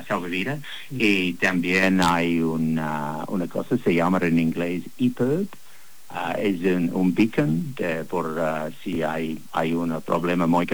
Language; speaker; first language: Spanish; non-native, learner; English